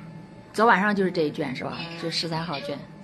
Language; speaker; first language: Chinese; native; Chinese